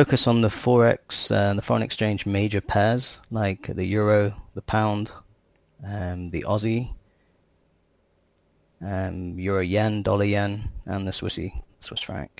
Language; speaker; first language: English; native; English